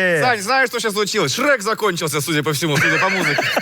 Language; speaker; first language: Russian; native; Russian